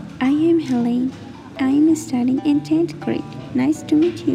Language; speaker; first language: English; non-native, learner; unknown